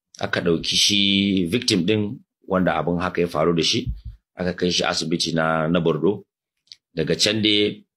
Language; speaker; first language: Hausa; native; Hausa